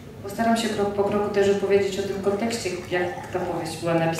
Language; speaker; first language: Polish; non-native, fluent; Georgian